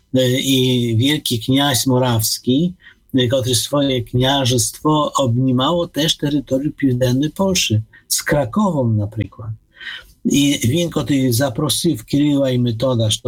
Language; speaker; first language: Polish; non-native, fluent; Ukrainian